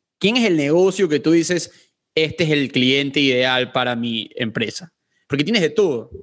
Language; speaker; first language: Spanish; native; Spanish